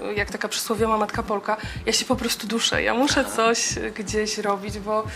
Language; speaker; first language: Polish; native; Polish